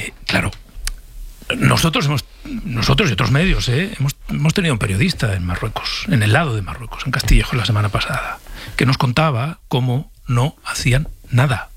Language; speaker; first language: Spanish; native; Spanish